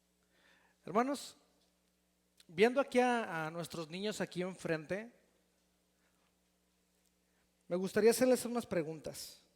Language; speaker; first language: Spanish; native; Spanish